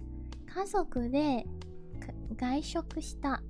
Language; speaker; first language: Japanese; non-native, learner; English